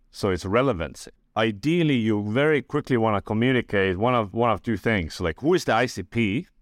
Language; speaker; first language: English; non-native, fluent; Estonian